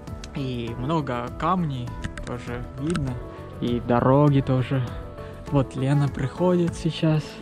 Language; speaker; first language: Russian; non-native, learner; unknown